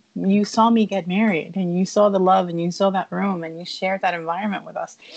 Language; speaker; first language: English; early bilingual, other home language; Spanish